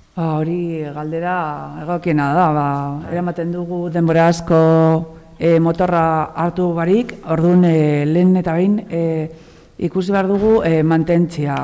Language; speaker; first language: Basque; non-native, local second language; Spanish